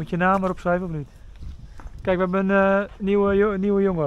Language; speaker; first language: Dutch; native; Dutch